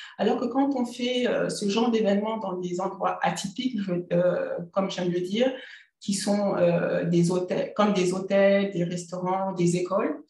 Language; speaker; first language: French; native; French